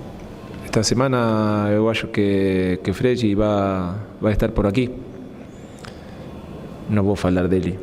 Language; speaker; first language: Portuguese; non-native, fluent; Spanish